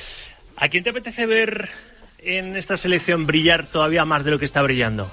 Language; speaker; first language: Spanish; native; Spanish